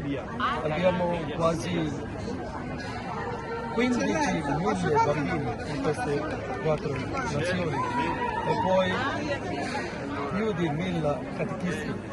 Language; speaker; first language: Italian; non-native, learner; Konkani